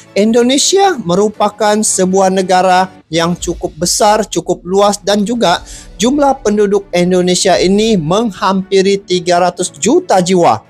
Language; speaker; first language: Malay; native; Malay